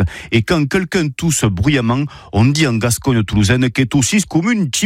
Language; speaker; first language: French; native; French